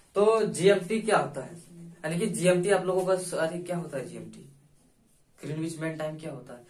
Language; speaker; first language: Hindi; native; Hindi